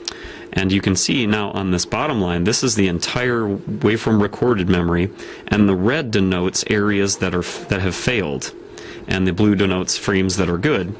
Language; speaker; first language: English; native; English